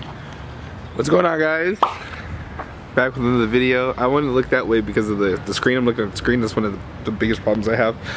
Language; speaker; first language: English; native; English